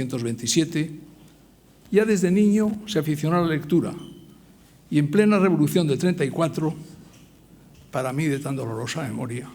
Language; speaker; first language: Spanish; native; Spanish